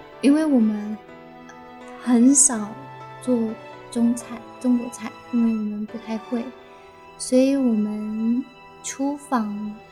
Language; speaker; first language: Chinese; early bilingual, heritage; Chinese